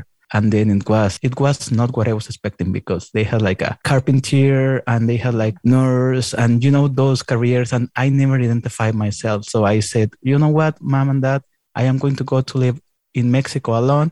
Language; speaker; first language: English; non-native, fluent; Spanish